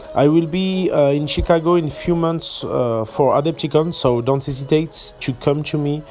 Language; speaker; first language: English; non-native, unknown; French